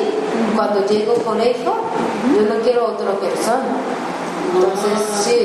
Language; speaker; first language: Spanish; non-native, learner; Japanese